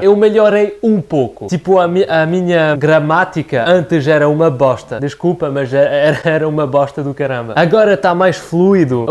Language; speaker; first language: Portuguese; early bilingual, other home language; French